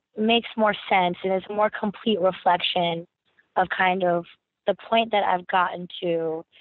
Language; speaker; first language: English; native; English